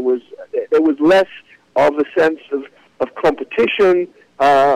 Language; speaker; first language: English; native; English